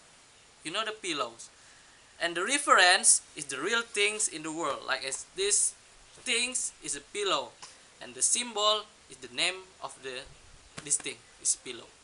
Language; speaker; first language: English; non-native, learner; Indonesian